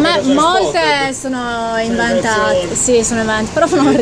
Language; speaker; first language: Italian; native; Italian